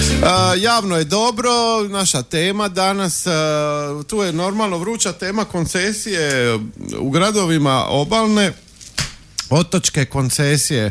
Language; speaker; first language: Croatian; native; Croatian